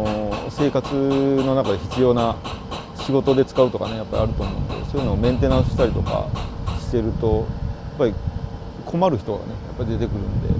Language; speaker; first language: Japanese; native; Japanese